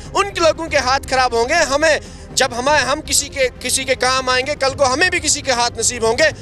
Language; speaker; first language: Urdu; non-native, local second language; Kashmiri